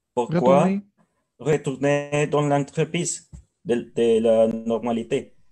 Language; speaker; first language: French; non-native, learner; Spanish